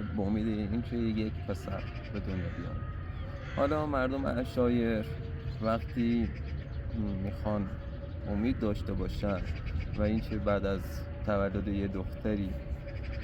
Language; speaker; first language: Persian; native; Persian